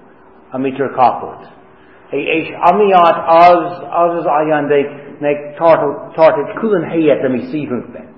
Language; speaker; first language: Hungarian; non-native, fluent; English